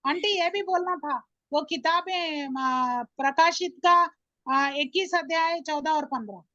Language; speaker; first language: Hindi; non-native, local second language; Telugu